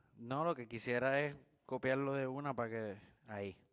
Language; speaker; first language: Spanish; native; Spanish